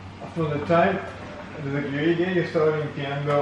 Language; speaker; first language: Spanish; early bilingual, heritage; English